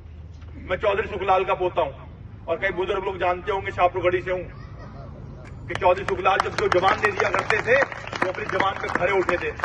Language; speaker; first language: Hindi; native; Hindi